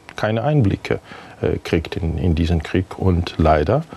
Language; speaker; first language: German; non-native, fluent; Ukrainian